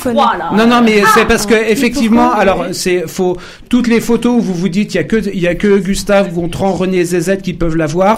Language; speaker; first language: French; native; French